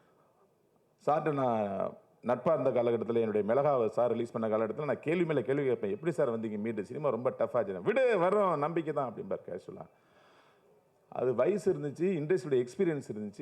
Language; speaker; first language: Tamil; native; Tamil